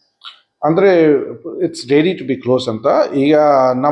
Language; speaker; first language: Kannada; non-native, fluent; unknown